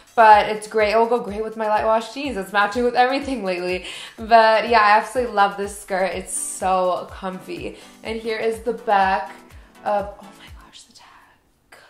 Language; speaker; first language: English; native; English